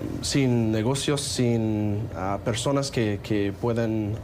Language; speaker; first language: Spanish; non-native, fluent; English